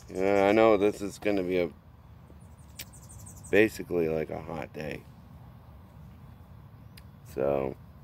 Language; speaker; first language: English; native; English